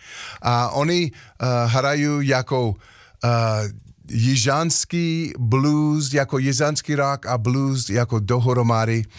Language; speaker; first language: Czech; non-native, learner; English